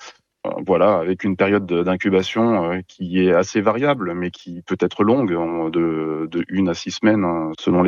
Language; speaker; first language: French; native; French